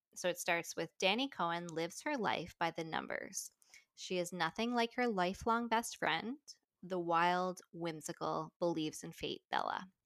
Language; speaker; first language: English; native; English